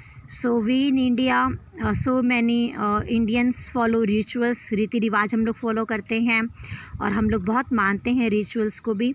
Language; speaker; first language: Hindi; native; Hindi